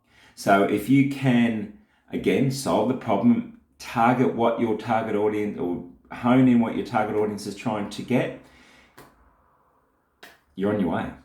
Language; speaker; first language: English; native; English